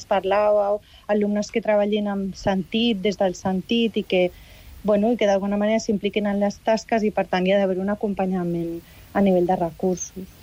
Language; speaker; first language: Catalan; native; Catalan